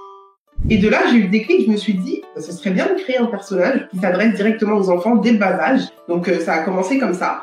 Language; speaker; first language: French; native; French